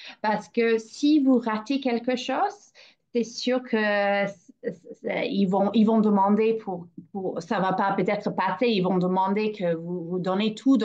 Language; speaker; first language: French; non-native, fluent; English